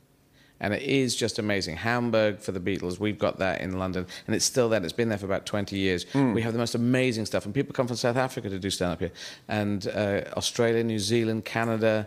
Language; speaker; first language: English; native; English